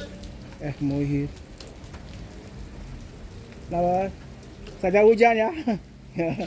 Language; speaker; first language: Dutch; non-native, local second language; Sranan Tongo